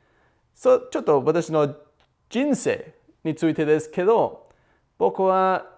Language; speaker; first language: Japanese; non-native, learner; English